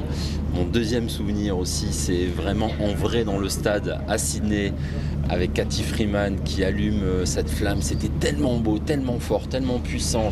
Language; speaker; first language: French; native; French